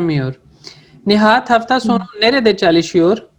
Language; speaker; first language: Turkish; non-native, fluent; Urdu